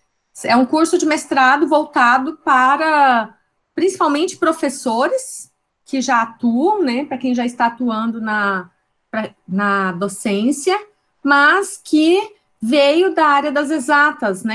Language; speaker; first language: Portuguese; native; Portuguese